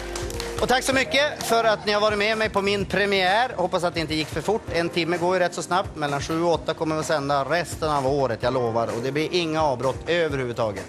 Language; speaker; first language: Swedish; native; Swedish